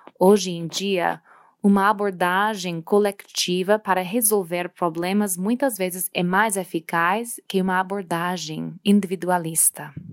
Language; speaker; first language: Portuguese; non-native, fluent; English